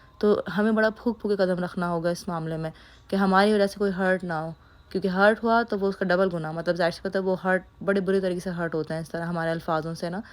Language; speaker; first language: Urdu; native; Urdu